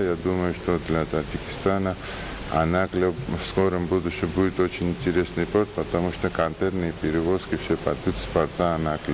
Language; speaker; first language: Russian; non-native, fluent; Georgian